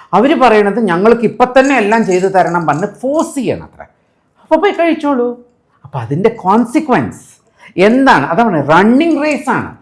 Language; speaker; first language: Malayalam; early bilingual, heritage; Malayalam